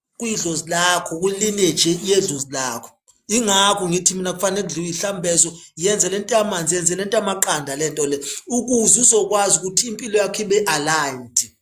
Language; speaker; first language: Zulu; native; Zulu